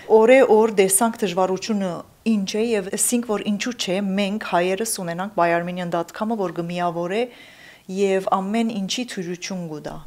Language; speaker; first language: Armenian; early bilingual, heritage; Armenian